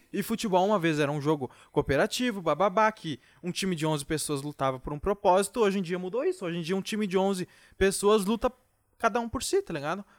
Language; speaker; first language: Portuguese; native; Portuguese